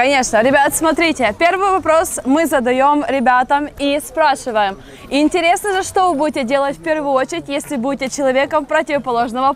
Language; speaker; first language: Russian; native; Russian